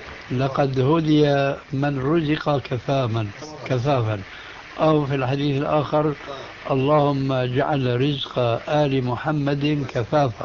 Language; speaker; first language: Arabic; early bilingual, other home language; Albanian